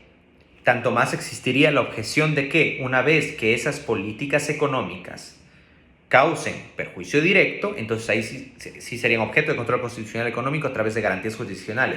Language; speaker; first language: Spanish; native; Spanish